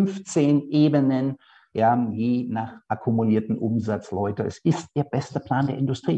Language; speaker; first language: German; native; German